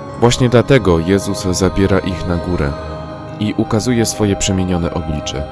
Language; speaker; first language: Polish; native; Polish